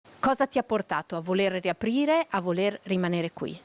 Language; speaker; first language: Italian; native; Italian